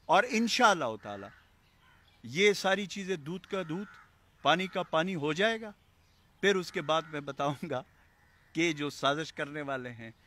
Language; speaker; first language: Urdu; non-native, local second language; Pashto